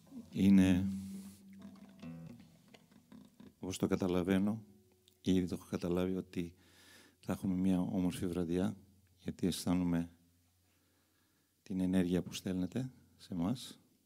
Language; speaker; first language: Greek; non-native, fluent; Armenian